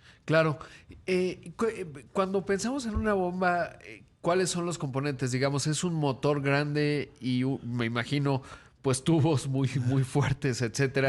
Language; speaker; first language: Spanish; native; Spanish